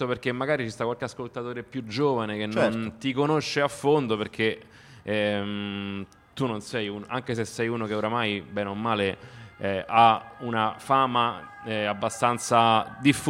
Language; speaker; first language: Italian; native; Italian